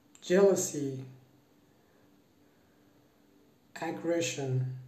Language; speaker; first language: English; non-native, fluent; Persian